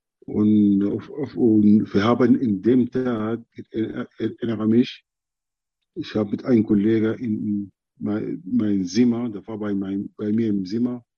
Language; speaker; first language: German; non-native, learner; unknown